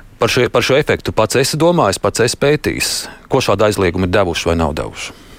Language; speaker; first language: Latvian; native; Latvian